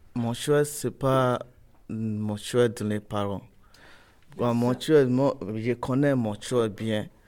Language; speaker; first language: French; non-native, learner; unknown